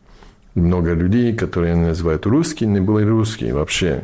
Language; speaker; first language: Russian; non-native, fluent; English